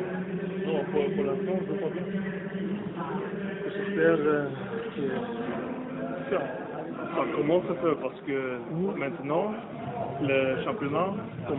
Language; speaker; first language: French; non-native, learner; Norwegian